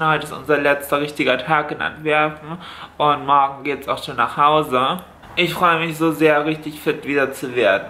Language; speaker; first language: German; native; German